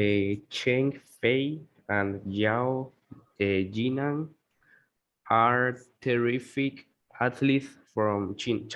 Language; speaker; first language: English; non-native, learner; Spanish